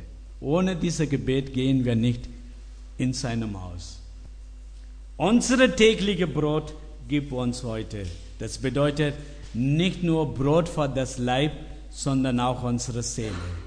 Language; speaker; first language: German; non-native, learner; Tamil